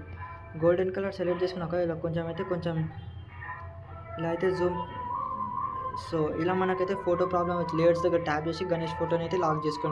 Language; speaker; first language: Telugu; native; Telugu